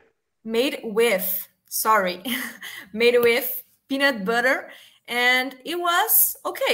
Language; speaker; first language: English; non-native, learner; Portuguese